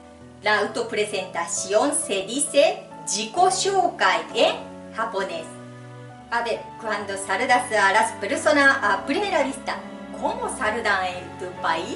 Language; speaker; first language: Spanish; non-native, fluent; Japanese